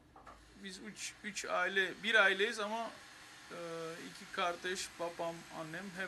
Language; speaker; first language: Turkish; non-native, fluent; Armenian